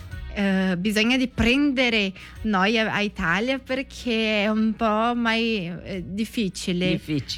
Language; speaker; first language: Italian; non-native, learner; Portuguese